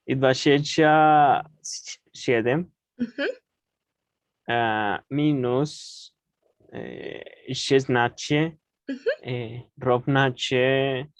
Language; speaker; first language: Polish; non-native, learner; Spanish